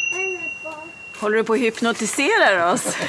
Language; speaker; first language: Swedish; native; Swedish